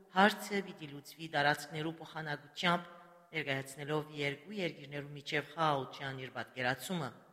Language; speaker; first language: Armenian; early bilingual, heritage; Armenian